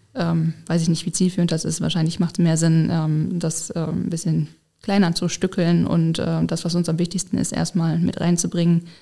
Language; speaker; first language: German; native; German